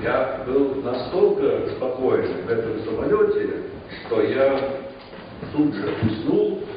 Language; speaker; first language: Russian; non-native, fluent; English